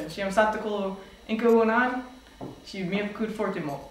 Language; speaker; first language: Romanian; non-native, fluent; English